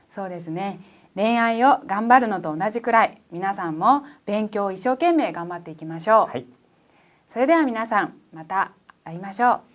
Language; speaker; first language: Japanese; native; Japanese